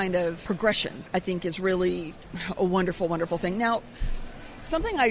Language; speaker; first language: English; native; English